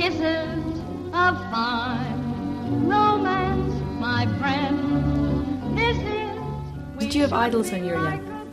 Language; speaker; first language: English; native; English